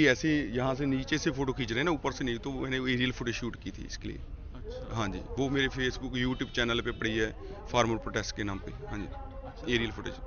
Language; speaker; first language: Hindi; non-native, local second language; Punjabi